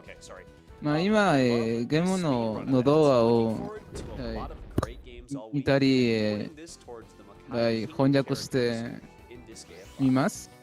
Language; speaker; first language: Japanese; non-native, learner; Spanish